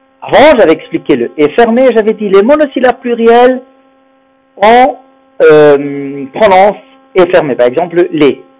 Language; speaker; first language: French; non-native, fluent; Spanish